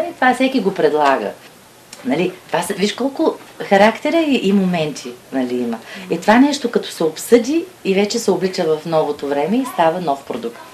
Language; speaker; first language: Bulgarian; native; Bulgarian